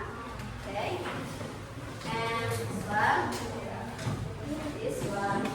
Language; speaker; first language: English; non-native, learner; Indonesian